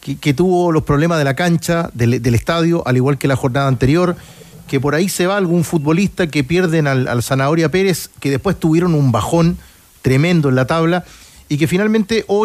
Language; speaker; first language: Spanish; native; Spanish